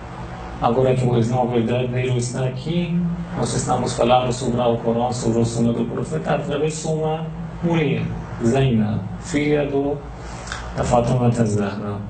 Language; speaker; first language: Portuguese; non-native, learner; Persian